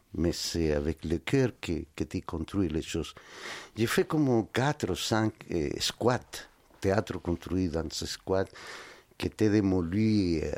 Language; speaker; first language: French; non-native, learner; Spanish